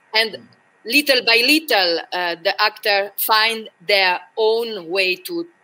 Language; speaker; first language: English; non-native, learner; French